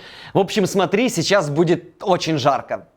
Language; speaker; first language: Russian; native; Russian